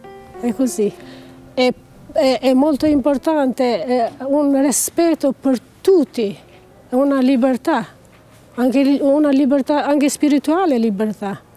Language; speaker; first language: Italian; non-native, learner; Albanian